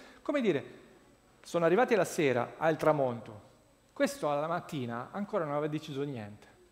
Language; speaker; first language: Italian; non-native, fluent; Russian